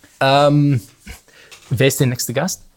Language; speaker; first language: German; non-native, learner; English